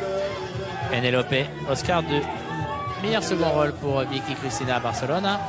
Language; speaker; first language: French; native; French